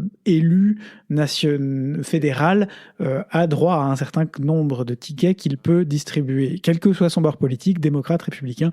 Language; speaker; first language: French; native; French